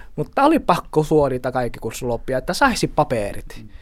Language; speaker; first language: Finnish; non-native, learner; Portuguese